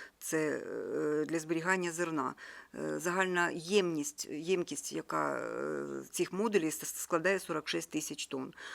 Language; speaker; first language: Ukrainian; native; Ukrainian